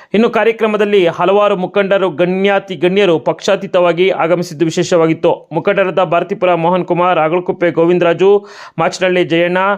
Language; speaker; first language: Kannada; native; Kannada